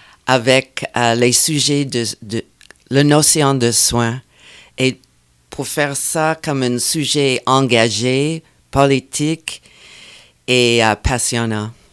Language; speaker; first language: French; non-native, fluent; English